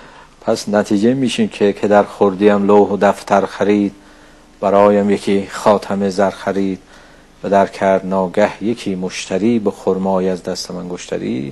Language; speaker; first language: Persian; native; Persian